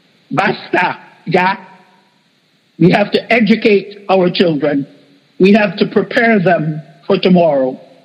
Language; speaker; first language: English; non-native, fluent; Spanish